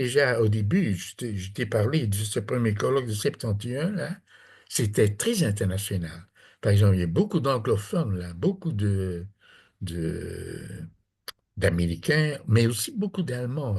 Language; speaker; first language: French; non-native, fluent; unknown